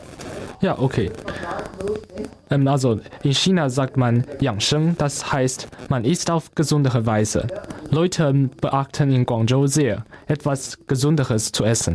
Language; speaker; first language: German; non-native, learner; Chinese